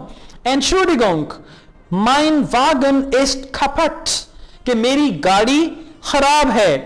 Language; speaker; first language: German; non-native, fluent; Urdu